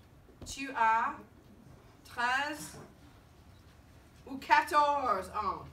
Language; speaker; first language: French; non-native, fluent; English